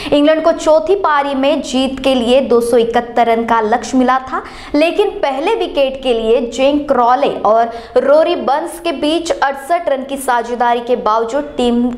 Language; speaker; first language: Hindi; non-native, local second language; Marathi